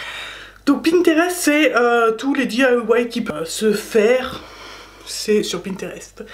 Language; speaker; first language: French; native; French